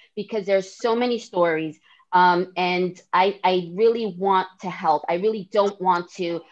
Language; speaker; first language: English; native; English